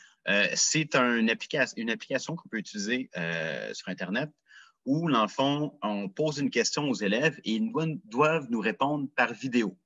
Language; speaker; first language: French; native; French